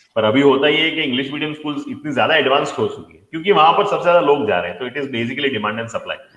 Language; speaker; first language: Hindi; non-native, local second language; Gujarati